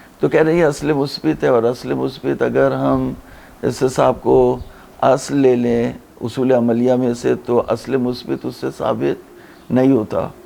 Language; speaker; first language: Urdu; native; Urdu